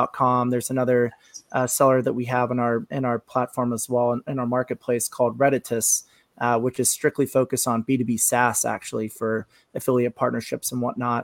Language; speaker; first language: English; native; English